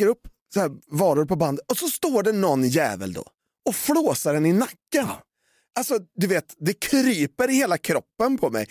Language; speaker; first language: Swedish; native; Swedish